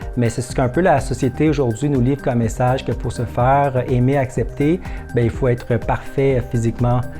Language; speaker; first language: French; early bilingual, other home language; Vietnamese